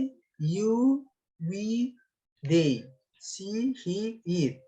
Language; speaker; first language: English; non-native, learner; Indonesian